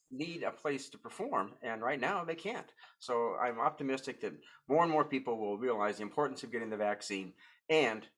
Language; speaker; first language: English; native; English